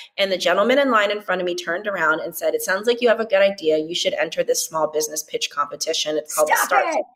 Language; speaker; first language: English; native; English